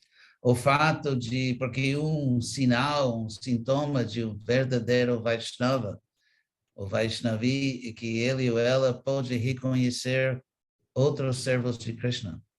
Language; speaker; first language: Portuguese; non-native, fluent; English